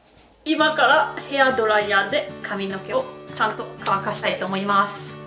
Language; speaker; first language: Japanese; non-native, fluent; German